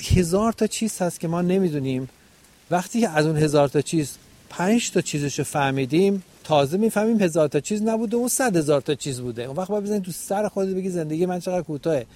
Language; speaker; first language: Persian; native; Persian